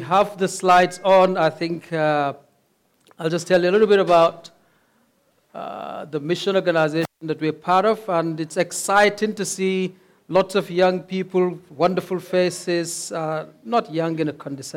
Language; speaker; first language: English; non-native, local second language; Hausa